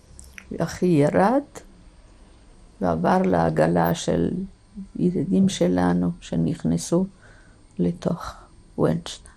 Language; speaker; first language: Hebrew; non-native, fluent; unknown